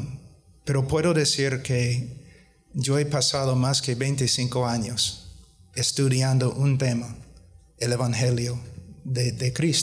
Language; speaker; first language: Spanish; non-native, fluent; English